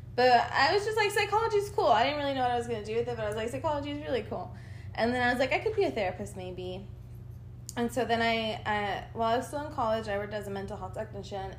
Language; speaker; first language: English; early bilingual, other home language; Spanish